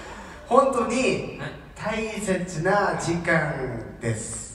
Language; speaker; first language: Japanese; non-native, learner; Korean